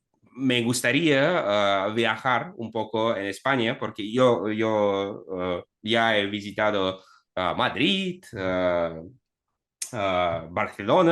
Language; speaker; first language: Spanish; non-native, fluent; Russian